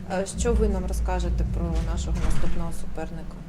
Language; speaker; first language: Ukrainian; native; Ukrainian